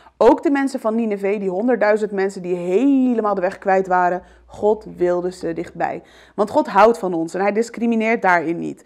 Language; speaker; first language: Dutch; early bilingual, other home language; Arabic